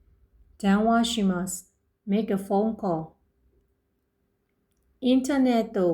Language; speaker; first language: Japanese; non-native, fluent; Burmese